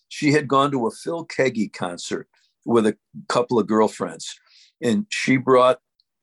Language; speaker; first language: English; native; English